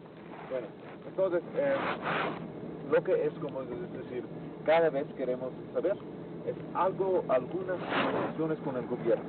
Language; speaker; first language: Spanish; non-native, fluent; English